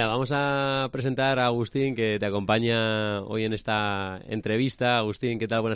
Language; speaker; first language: Spanish; native; Spanish